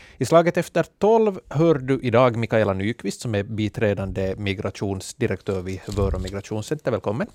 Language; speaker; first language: Swedish; native; Swedish